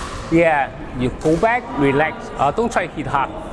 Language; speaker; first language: English; non-native, learner; Chinese